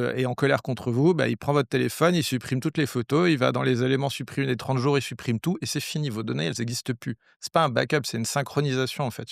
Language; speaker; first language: French; native; French